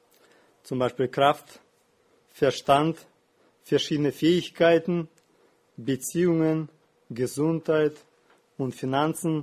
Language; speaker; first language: German; non-native, fluent; Russian